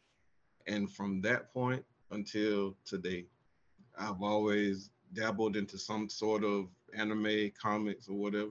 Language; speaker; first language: English; native; English